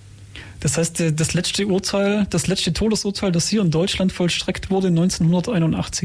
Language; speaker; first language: German; native; German